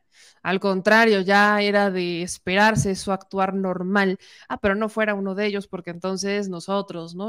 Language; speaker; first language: Spanish; native; Spanish